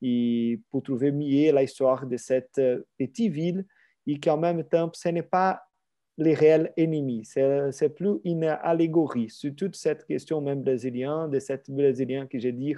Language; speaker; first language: French; non-native, fluent; Portuguese